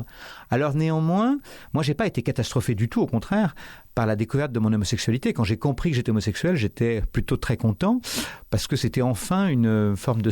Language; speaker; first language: French; native; French